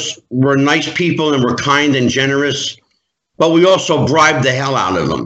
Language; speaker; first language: English; native; English